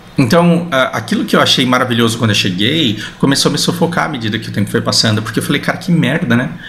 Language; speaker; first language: Portuguese; early bilingual, heritage; Portuguese